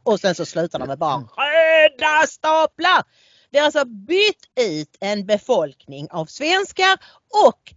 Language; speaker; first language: Swedish; native; Swedish